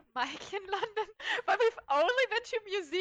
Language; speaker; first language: English; non-native, fluent; German